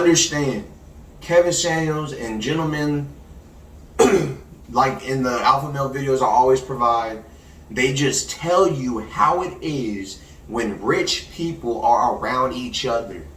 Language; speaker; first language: English; native; English